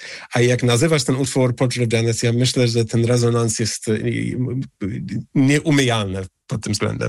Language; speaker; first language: Polish; early bilingual, heritage; English